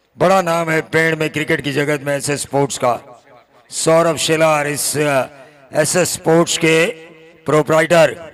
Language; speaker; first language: Hindi; non-native, local second language; Marathi